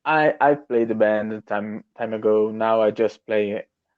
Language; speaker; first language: English; non-native, learner; Portuguese